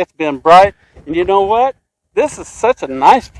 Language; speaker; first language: English; native; English